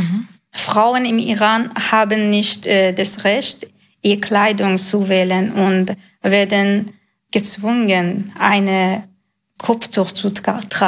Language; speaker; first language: German; non-native, learner; Persian